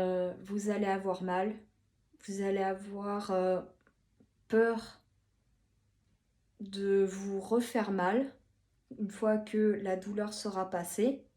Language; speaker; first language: French; native; French